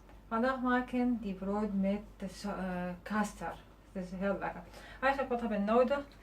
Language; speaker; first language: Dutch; non-native, learner; Arabic